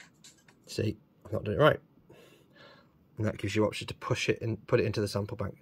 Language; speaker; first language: English; native; English